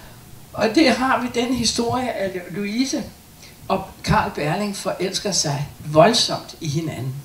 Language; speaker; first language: Danish; native; Danish